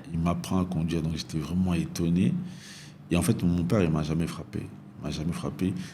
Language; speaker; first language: French; native; French